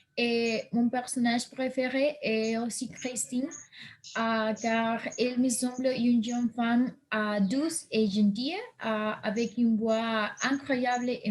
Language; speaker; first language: French; non-native, learner; Spanish